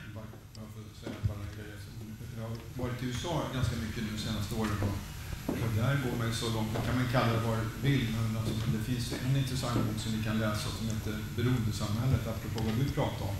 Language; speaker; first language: Swedish; native; Swedish